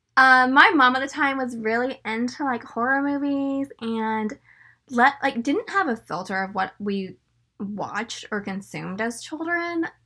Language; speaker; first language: English; native; English